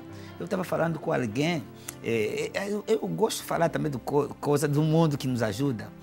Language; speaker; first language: Portuguese; non-native, fluent; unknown